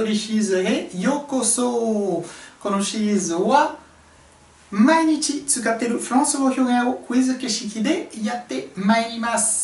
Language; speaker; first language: Japanese; non-native, fluent; French